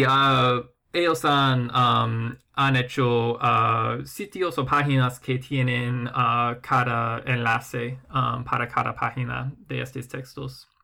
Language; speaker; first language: Spanish; non-native, fluent; English